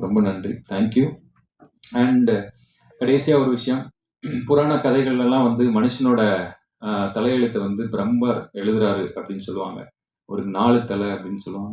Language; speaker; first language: Tamil; native; Tamil